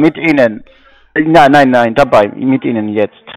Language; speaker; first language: German; non-native, learner; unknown